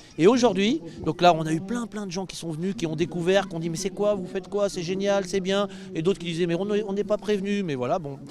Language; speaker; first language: French; native; French